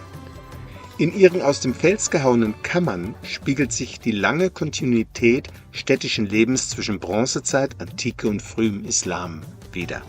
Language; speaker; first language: German; native; German